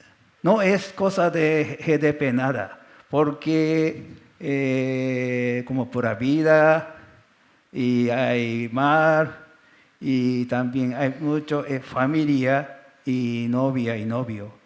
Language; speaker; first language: Spanish; non-native, learner; Japanese